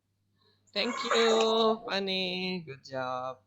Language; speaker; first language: English; non-native, learner; Indonesian